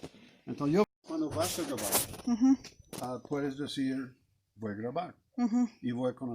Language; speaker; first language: Spanish; non-native, learner; English